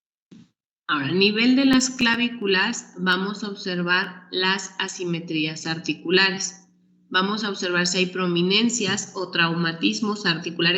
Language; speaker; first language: Spanish; native; Spanish